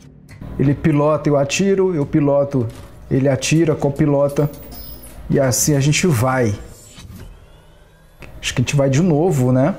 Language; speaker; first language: Portuguese; native; Portuguese